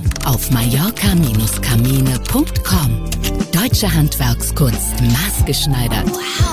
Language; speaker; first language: German; native; German